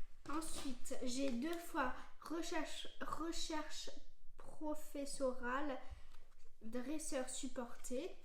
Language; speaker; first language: French; native; French